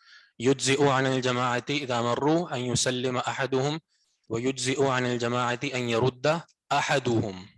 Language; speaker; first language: Arabic; non-native, fluent; Urdu